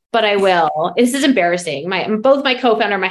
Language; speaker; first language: English; native; English